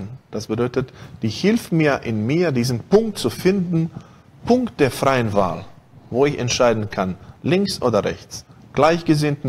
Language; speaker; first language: German; non-native, fluent; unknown